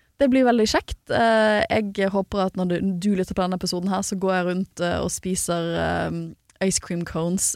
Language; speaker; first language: Norwegian; native; Norwegian